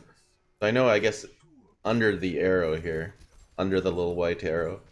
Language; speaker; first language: English; native; English